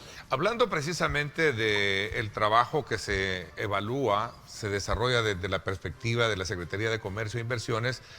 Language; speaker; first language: Spanish; native; Spanish